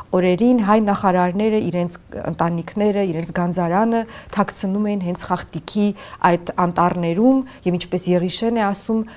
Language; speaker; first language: Armenian; native; Armenian